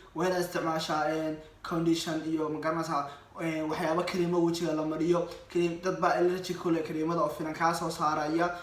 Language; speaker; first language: Somali; early bilingual, heritage; Somali